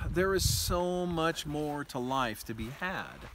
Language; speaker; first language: English; native; English